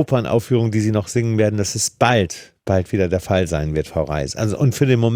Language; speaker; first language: German; native; German